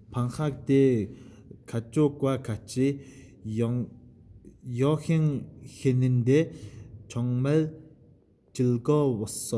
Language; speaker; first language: Korean; non-native, fluent; Mongolian